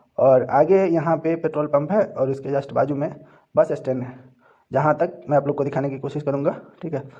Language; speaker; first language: Hindi; native; Hindi